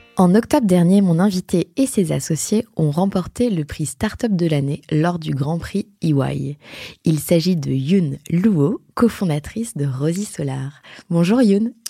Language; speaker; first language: French; native; French